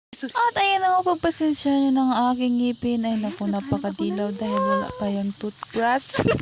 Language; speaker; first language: Filipino; non-native, local second language; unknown